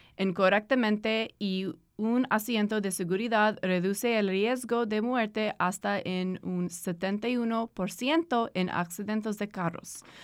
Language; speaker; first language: Spanish; non-native, learner; English